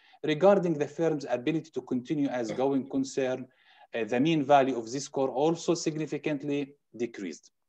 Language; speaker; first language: English; non-native, fluent; Arabic